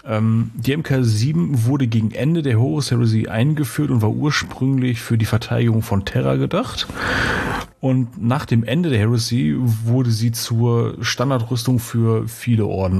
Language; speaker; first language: German; native; German